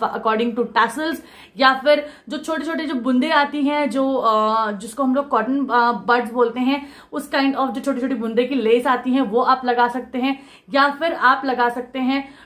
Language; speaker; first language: Hindi; non-native, local second language; Marathi